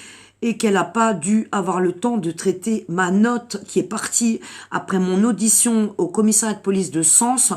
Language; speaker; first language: French; native; French